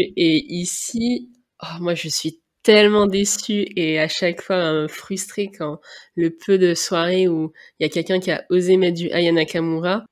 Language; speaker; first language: French; native; French